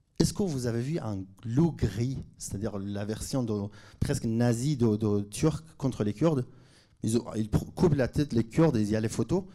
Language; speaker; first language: French; non-native, fluent; Kurdish